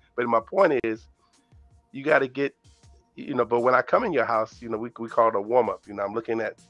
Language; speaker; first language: English; native; English